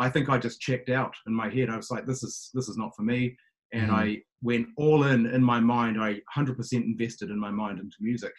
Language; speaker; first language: English; native; English